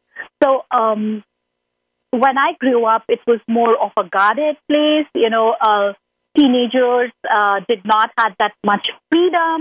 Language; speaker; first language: English; non-native, local second language; Hindi